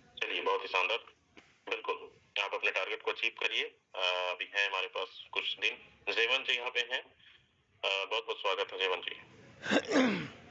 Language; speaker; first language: Hindi; native; Hindi